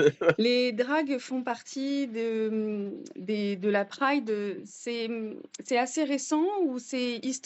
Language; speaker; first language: French; native; French